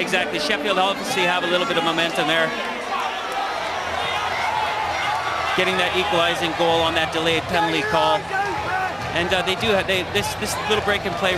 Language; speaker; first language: English; native; English